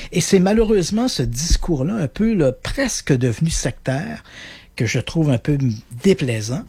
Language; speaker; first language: French; native; French